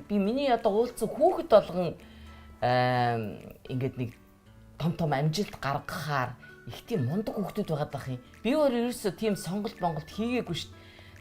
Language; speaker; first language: Mongolian; native; Mongolian